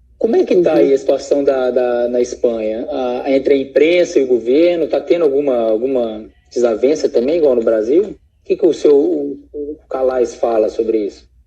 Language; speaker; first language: Portuguese; native; Portuguese